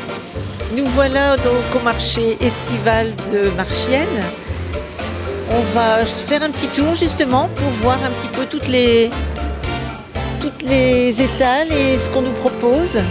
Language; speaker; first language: French; native; French